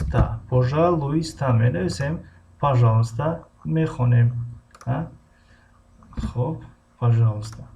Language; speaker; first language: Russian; non-native, fluent; Tajik